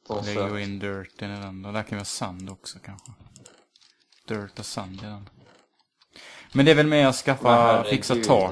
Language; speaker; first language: Swedish; native; Swedish